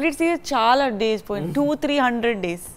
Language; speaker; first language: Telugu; non-native, learner; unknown